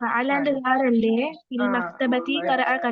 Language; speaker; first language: Arabic; non-native, learner; Tamil